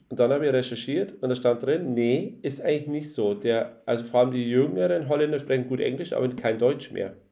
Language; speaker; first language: German; native; German